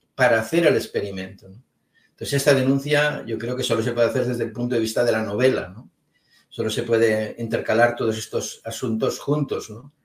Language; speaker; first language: Spanish; native; Spanish